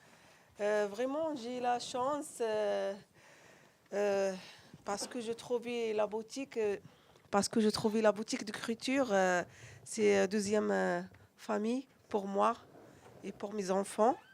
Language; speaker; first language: French; non-native, learner; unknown